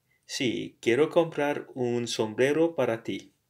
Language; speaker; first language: Spanish; non-native, learner; English